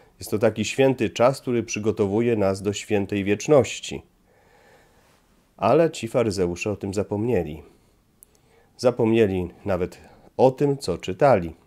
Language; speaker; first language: Polish; native; Polish